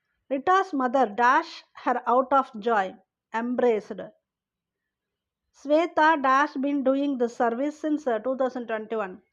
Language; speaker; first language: English; non-native, local second language; Tamil